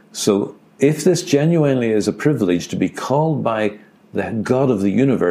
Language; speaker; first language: English; native; English